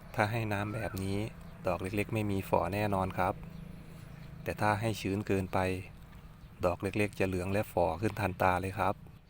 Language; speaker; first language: Thai; non-native, local second language; Northeastern Thai